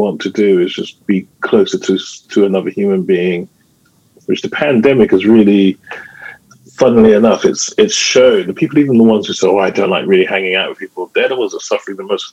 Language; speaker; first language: English; native; English